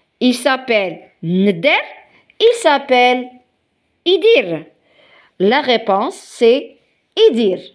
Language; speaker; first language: French; non-native, local second language; Arabic